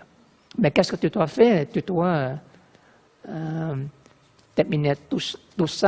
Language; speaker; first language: French; non-native, learner; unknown